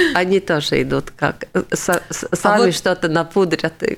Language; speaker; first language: Russian; non-native, local second language; Latvian